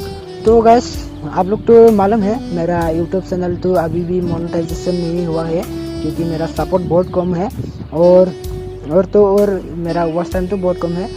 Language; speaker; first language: Hindi; non-native, local second language; Bodo